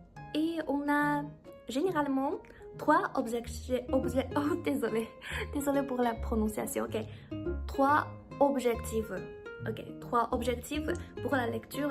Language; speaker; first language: French; non-native, learner; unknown